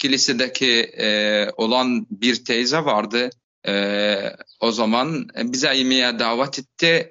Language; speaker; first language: Turkish; non-native, fluent; Arabic